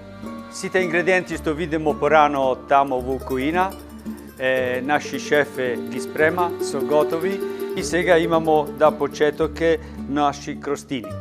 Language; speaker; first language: Macedonian; non-native, learner; Italian